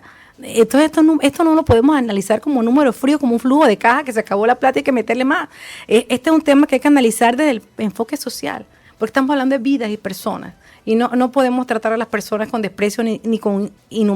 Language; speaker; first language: Spanish; native; Spanish